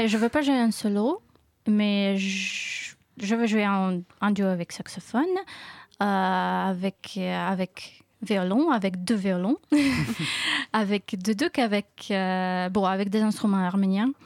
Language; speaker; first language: French; non-native, learner; Ukrainian